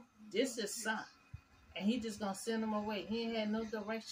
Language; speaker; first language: English; native; English